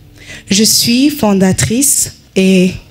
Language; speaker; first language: French; non-native, local second language; Rundi